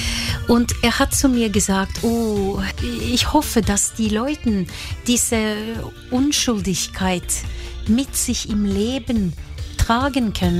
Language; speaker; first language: German; non-native, fluent; Norwegian